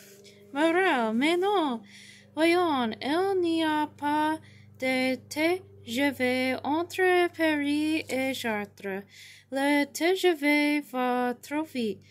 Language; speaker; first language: French; non-native, learner; English